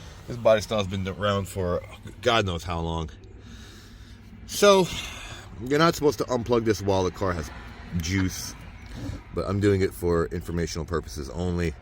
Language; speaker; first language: English; native; English